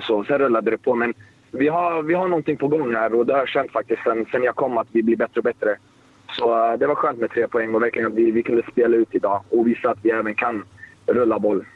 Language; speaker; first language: Swedish; native; Swedish